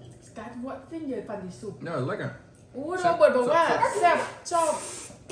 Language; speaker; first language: Dutch; non-native, learner; Thai